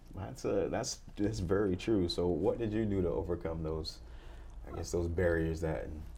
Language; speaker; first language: English; native; English